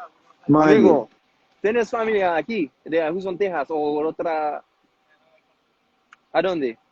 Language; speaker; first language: Spanish; non-native, learner; Haitian Creole